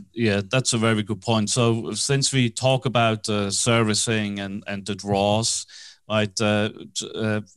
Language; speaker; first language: English; non-native, fluent; German